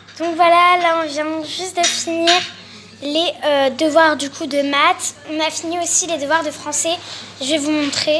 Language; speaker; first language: French; early bilingual, other home language; Arabic